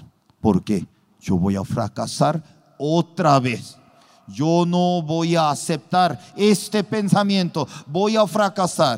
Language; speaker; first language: Spanish; non-native, learner; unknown